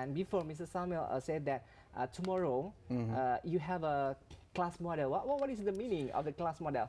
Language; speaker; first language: English; non-native, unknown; Indonesian